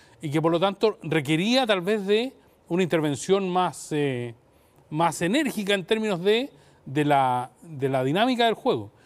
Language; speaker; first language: Spanish; native; Spanish